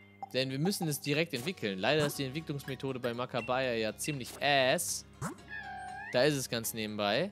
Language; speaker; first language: German; native; German